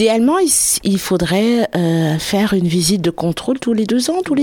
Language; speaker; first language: French; native; French